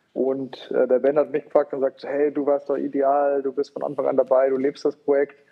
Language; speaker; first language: German; native; German